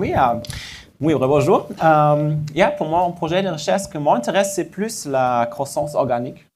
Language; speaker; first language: French; non-native, fluent; German